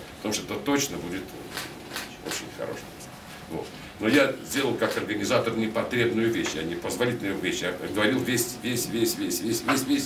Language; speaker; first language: Russian; native; Russian